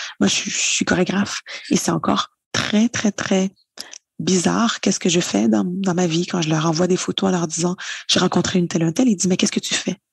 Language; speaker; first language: French; native; French